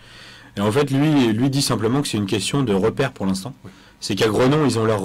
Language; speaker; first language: French; native; French